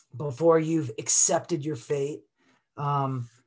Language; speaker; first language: English; native; English